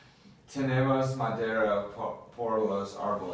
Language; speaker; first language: Spanish; non-native, learner; English